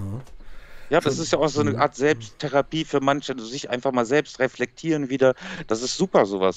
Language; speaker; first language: German; native; German